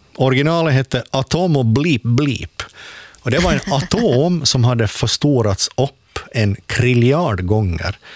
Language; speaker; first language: Swedish; native; Swedish